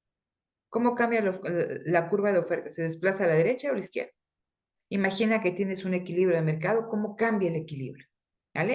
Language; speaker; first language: Spanish; native; Spanish